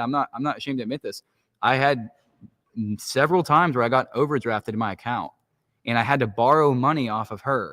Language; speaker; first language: English; native; English